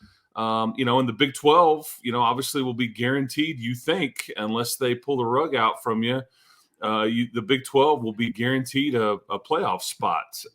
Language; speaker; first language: English; native; English